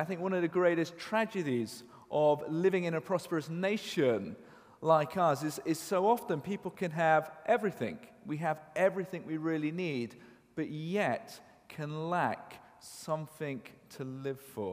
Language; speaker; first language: English; native; English